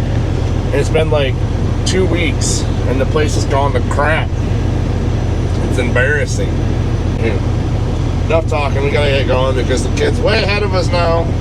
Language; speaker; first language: English; native; English